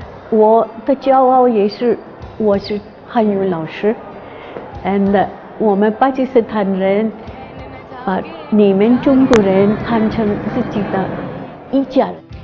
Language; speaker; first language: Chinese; non-native, fluent; Urdu